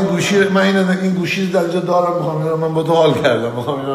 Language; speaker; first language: Persian; native; Persian